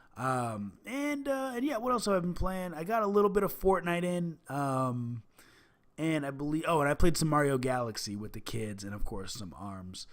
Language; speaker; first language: English; native; English